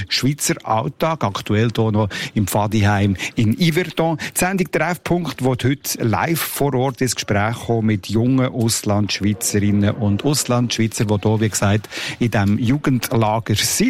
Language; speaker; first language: German; native; German